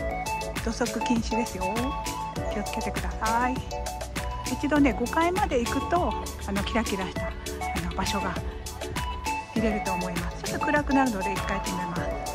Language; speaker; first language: Japanese; native; Japanese